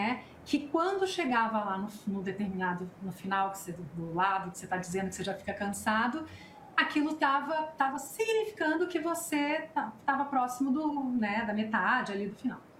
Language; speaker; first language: Portuguese; native; Portuguese